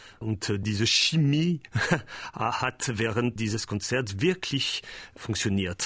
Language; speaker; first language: German; non-native, learner; French